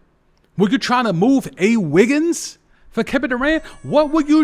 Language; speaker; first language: English; native; English